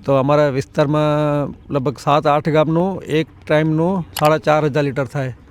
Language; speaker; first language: Gujarati; non-native, local second language; Kachhi